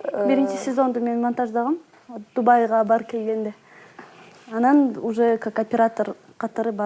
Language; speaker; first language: Kyrgyz; non-native, local second language; Russian